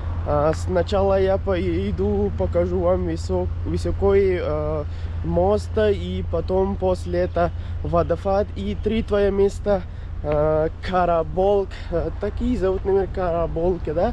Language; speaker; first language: Russian; non-native, learner; Urdu